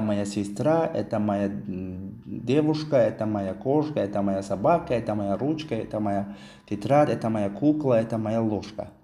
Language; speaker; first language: Russian; non-native, fluent; Tajik